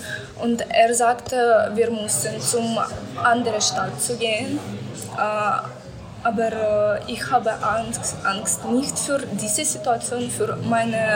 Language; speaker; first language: German; non-native, learner; Ukrainian